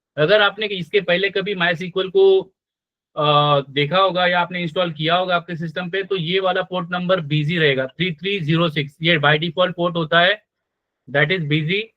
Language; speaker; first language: Hindi; non-native, local second language; Marathi